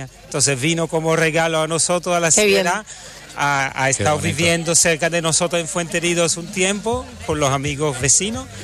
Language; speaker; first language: Spanish; non-native, fluent; Hebrew